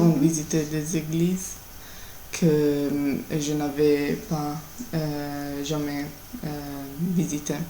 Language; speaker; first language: French; non-native, learner; Italian